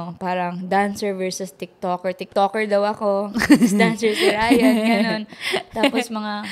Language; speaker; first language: Filipino; non-native, local second language; Cebuano